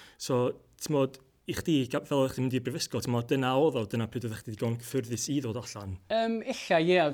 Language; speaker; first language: Welsh; native; Welsh